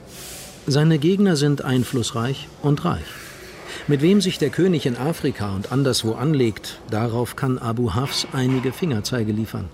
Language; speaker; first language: German; native; German